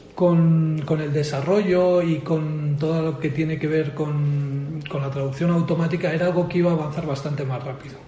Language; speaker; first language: Spanish; native; Spanish